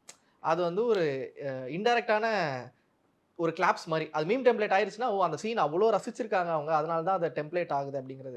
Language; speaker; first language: Tamil; native; Tamil